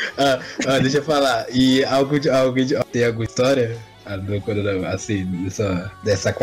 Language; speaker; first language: Portuguese; native; Portuguese